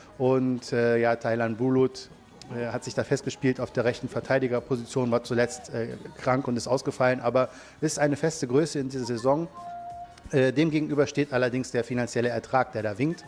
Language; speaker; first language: German; native; German